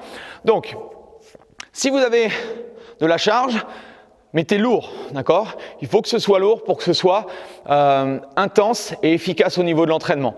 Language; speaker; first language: French; native; French